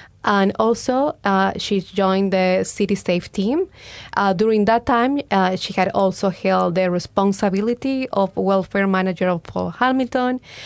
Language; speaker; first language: English; non-native, fluent; Spanish